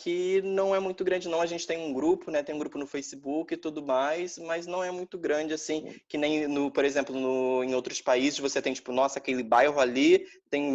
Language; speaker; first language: Portuguese; native; Portuguese